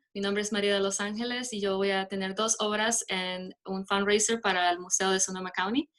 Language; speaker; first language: Spanish; early bilingual, heritage; Spanish